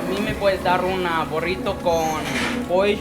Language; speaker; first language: Spanish; non-native, learner; English